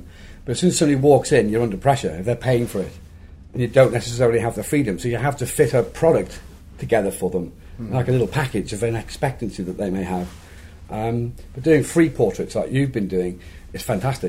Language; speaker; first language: English; native; English